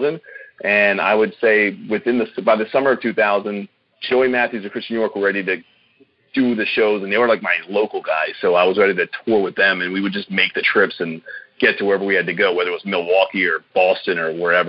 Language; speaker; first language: English; native; English